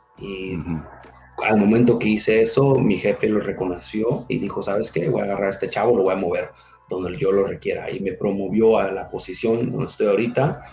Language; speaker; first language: Spanish; early bilingual, heritage; Spanish